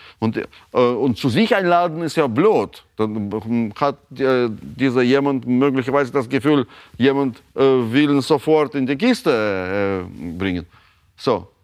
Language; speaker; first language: German; non-native, fluent; Russian